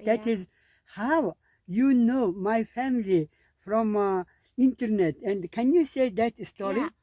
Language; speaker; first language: English; non-native, learner; Mongolian